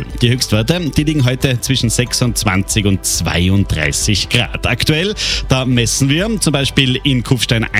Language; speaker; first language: German; native; German